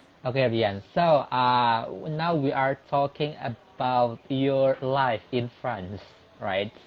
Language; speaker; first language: English; non-native, local second language; Indonesian